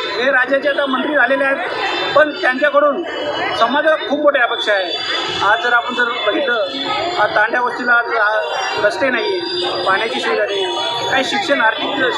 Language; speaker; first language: Marathi; non-native, local second language; Lambadi